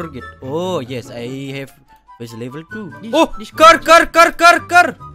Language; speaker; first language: English; non-native, learner; Indonesian